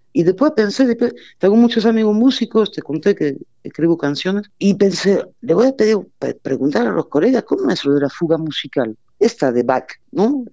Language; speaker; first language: Spanish; non-native, fluent; French